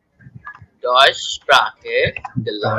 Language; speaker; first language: German; non-native, learner; Bangla